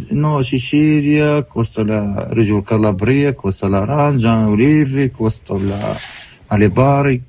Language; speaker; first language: Italian; non-native, learner; Arabic